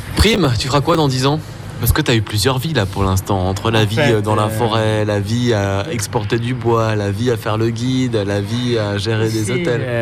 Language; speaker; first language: French; native; French